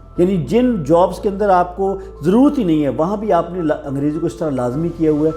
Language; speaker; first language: Urdu; native; Urdu